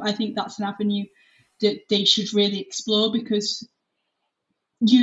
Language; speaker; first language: English; native; English